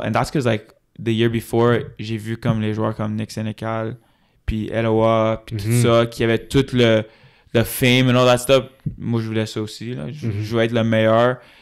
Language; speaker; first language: French; non-native, local second language; English